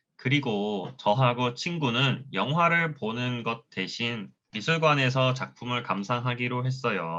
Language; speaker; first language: Korean; non-native, fluent; Thai